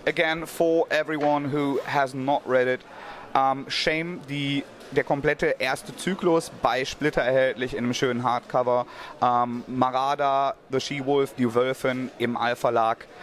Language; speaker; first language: German; native; German